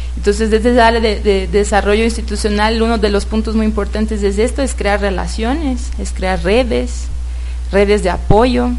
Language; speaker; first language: Spanish; non-native, fluent; Portuguese